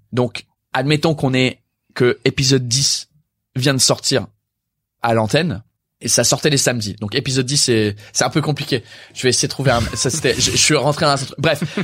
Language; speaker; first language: French; non-native, fluent; English